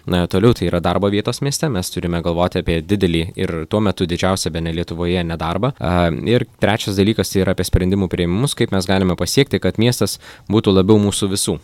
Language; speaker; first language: Lithuanian; native; Lithuanian